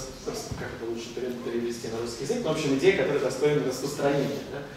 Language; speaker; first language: Russian; native; Russian